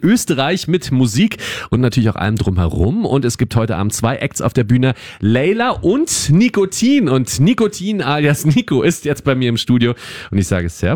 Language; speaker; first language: German; native; German